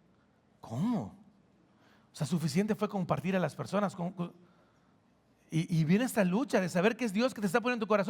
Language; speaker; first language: Spanish; native; Spanish